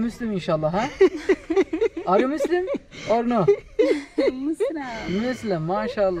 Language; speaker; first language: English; non-native, learner; Turkish